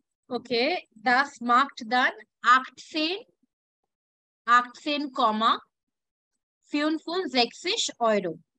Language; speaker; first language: English; non-native, local second language; Hindi